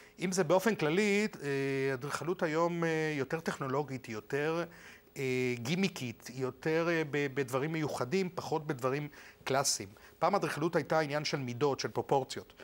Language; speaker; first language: Hebrew; non-native, fluent; Spanish